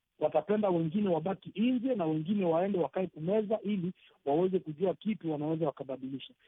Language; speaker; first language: Swahili; native; Swahili